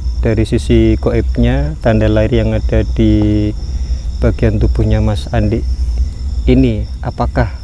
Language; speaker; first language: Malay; non-native, local second language; Javanese